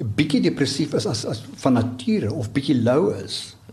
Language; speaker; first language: Afrikaans; native; Afrikaans